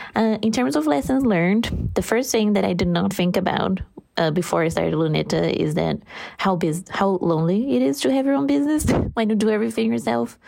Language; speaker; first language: English; non-native, fluent; Portuguese